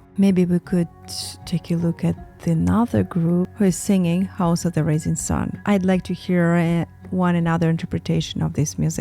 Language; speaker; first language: English; non-native, fluent; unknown